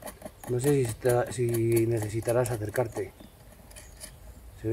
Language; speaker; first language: Spanish; native; Spanish